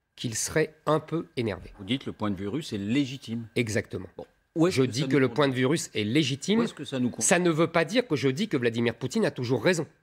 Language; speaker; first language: French; native; French